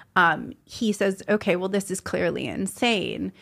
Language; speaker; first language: English; native; English